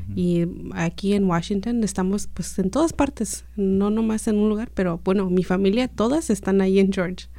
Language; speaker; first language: Spanish; early bilingual, heritage; Spanish